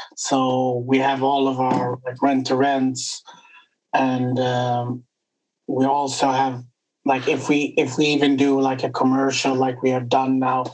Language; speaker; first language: English; non-native, fluent; Swedish